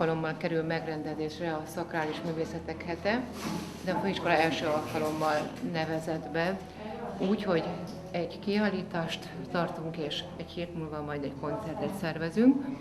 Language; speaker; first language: Hungarian; native; Hungarian